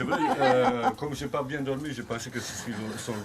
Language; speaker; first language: French; non-native, fluent; Croatian